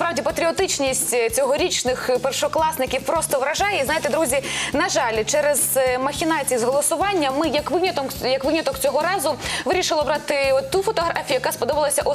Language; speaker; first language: Ukrainian; native; Ukrainian